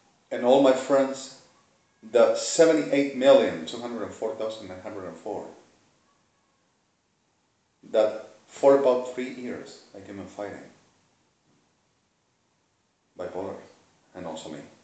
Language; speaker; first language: English; non-native, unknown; Spanish